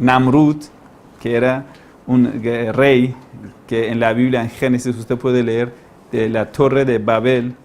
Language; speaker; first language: Spanish; non-native, fluent; Persian